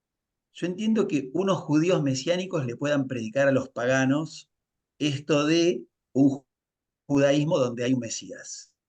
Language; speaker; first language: Spanish; native; Spanish